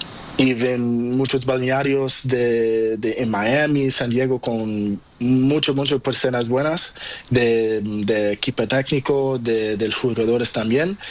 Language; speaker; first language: Spanish; non-native, learner; Portuguese